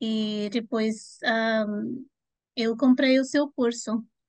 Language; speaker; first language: Portuguese; non-native, fluent; Spanish